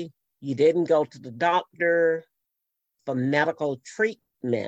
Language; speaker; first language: English; native; English